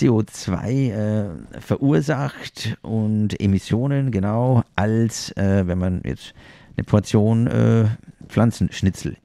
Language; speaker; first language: German; native; German